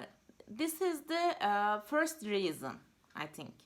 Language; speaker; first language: English; non-native, learner; Turkish